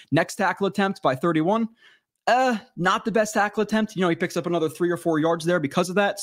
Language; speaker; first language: English; native; English